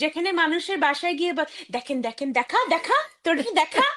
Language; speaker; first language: Bangla; early bilingual, other home language; English